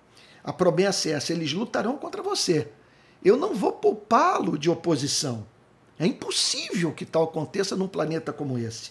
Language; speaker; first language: Portuguese; native; Portuguese